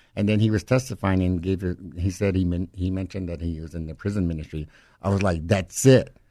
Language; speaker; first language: English; native; English